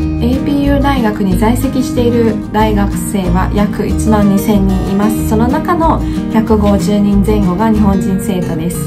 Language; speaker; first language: Japanese; non-native, fluent; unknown